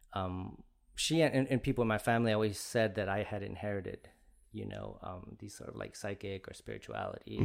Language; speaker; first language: English; early bilingual, other home language; Spanish